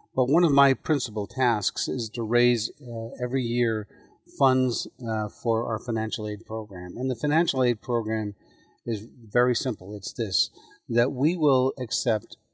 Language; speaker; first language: English; native; English